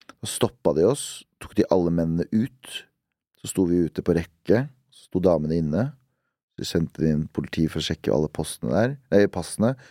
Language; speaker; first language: Norwegian; early bilingual, other home language; Central Kurdish